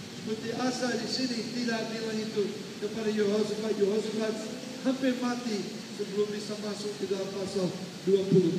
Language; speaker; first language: Indonesian; non-native, learner; English